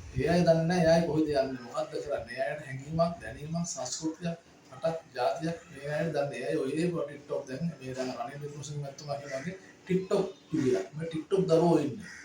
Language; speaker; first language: Sinhala; native; Sinhala